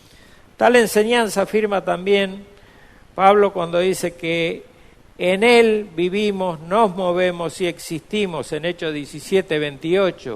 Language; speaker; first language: Spanish; native; Spanish